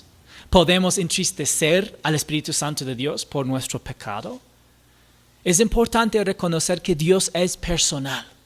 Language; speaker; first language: Spanish; non-native, fluent; English